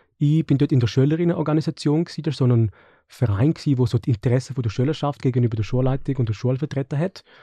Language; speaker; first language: German; early bilingual, other home language; Serbian